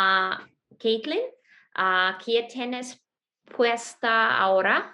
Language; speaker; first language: Spanish; non-native, learner; Russian